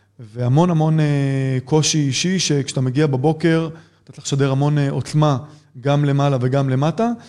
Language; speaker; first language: Hebrew; native; Hebrew